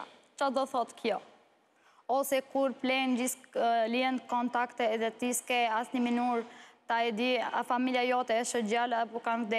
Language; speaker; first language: Albanian; non-native, learner; Arabic